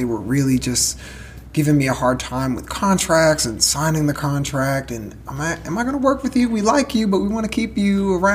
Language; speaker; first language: English; native; English